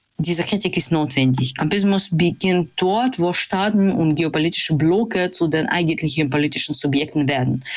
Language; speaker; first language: German; non-native, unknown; Russian